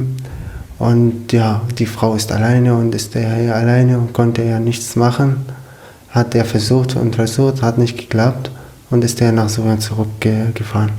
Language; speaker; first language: German; non-native, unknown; Arabic